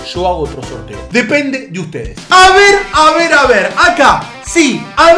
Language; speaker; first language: Spanish; native; Spanish